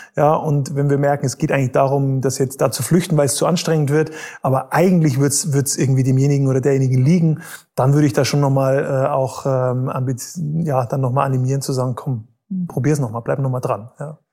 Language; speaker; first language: German; native; German